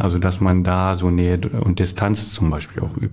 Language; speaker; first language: German; native; German